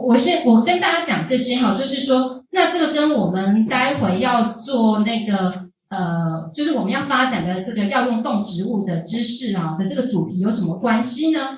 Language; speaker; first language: Chinese; native; Chinese